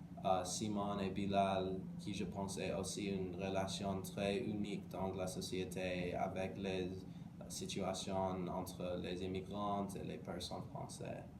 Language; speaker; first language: French; non-native, learner; English